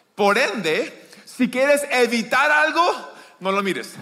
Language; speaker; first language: Spanish; native; Spanish